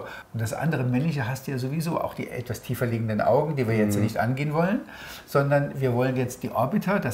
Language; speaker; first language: German; native; German